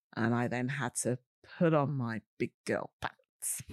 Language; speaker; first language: English; native; English